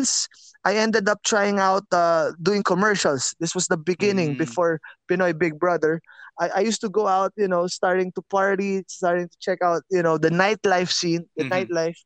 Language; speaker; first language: English; non-native, local second language; Filipino